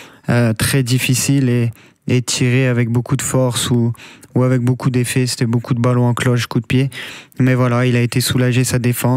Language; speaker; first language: French; native; French